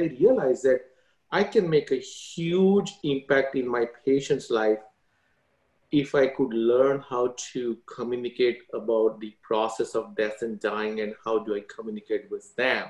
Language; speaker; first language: English; non-native, local second language; Gujarati